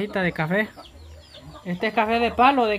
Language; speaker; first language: Spanish; native; Spanish